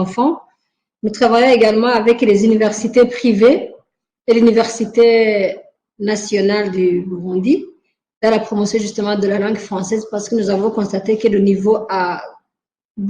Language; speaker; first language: French; non-native, local second language; Rundi